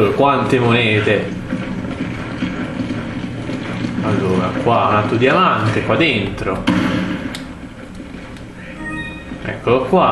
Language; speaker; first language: Italian; native; Italian